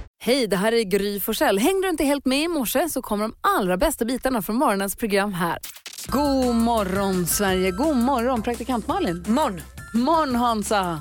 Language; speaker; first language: Swedish; native; Swedish